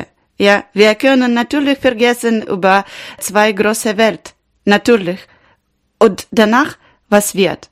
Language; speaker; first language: German; non-native, learner; Ukrainian